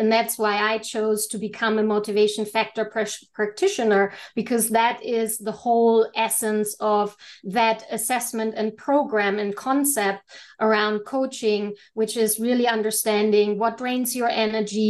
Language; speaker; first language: English; non-native, fluent; German